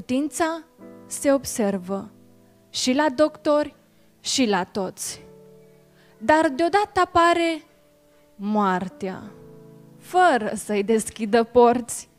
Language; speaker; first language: Romanian; native; Romanian